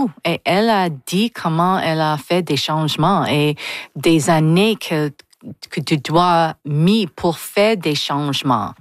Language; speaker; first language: French; non-native, learner; English